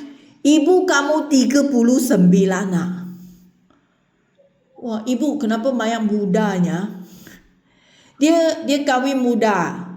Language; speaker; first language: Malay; non-native, local second language; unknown